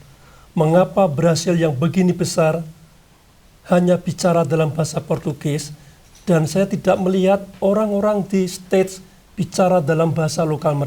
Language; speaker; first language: Indonesian; non-native, local second language; Javanese